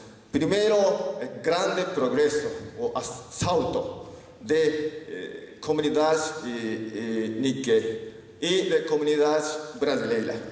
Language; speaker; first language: Spanish; non-native, learner; Japanese